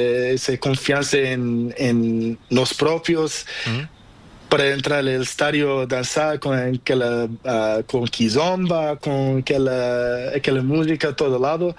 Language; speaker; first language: Spanish; non-native, learner; Portuguese